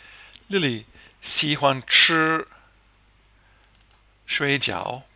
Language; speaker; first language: Chinese; non-native, fluent; English